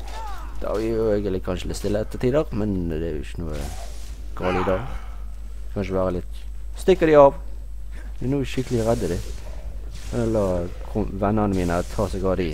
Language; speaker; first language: Norwegian; native; Norwegian